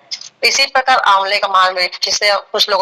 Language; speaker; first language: Hindi; native; Hindi